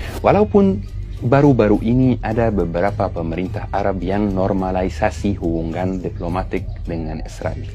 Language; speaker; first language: Malay; non-native, fluent; Arabic